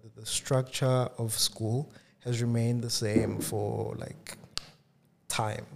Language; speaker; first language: English; non-native, local second language; Zulu